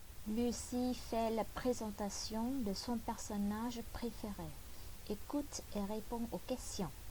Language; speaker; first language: French; non-native, fluent; Vietnamese